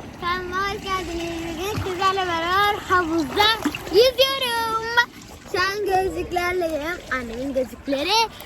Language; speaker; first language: Turkish; early bilingual, heritage; Turkish